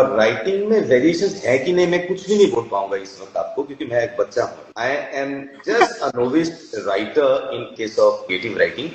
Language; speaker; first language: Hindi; non-native, local second language; Assamese